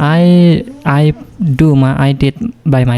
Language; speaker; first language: English; non-native, fluent; Indonesian